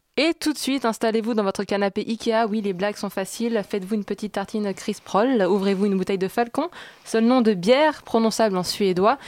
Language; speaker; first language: French; native; French